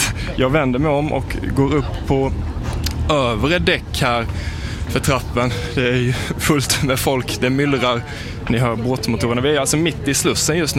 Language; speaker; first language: Swedish; native; Swedish